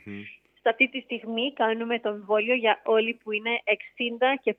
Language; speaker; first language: Greek; early bilingual, heritage; English